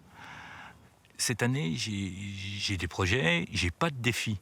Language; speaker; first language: French; native; French